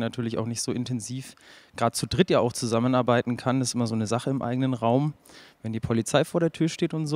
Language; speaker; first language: German; native; German